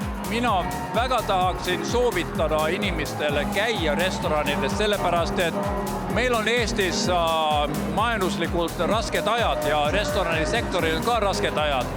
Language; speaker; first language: Estonian; non-native, fluent; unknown